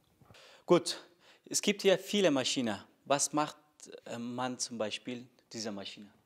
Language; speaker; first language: German; non-native, learner; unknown